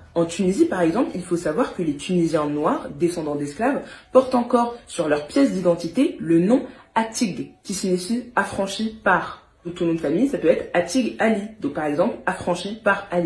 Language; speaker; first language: French; native; French